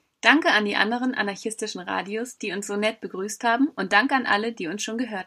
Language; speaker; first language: German; native; German